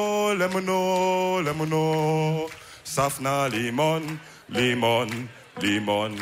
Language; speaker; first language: German; early bilingual, other home language; Wolof